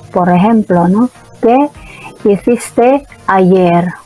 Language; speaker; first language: Spanish; non-native, fluent; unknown